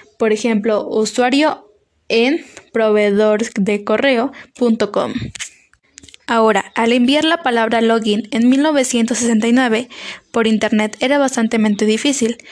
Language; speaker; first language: Spanish; native; Spanish